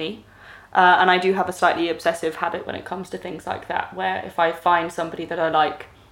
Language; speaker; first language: English; native; English